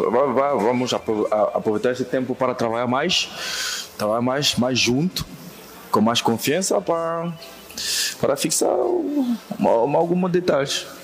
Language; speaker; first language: Portuguese; non-native, fluent; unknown